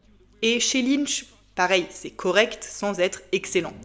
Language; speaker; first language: French; native; French